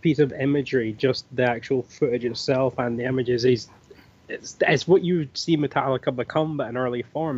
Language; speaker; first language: English; native; English